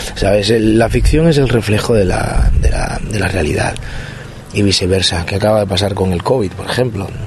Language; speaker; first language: Spanish; native; Spanish